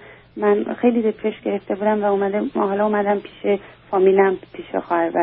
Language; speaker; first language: Persian; early bilingual, heritage; Persian